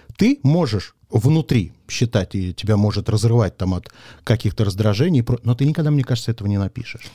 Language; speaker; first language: Russian; native; Russian